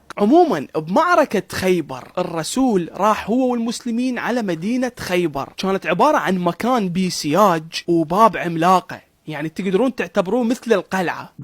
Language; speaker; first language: Arabic; native; Arabic